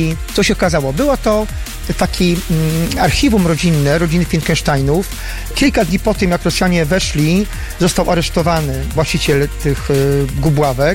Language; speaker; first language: Polish; native; Polish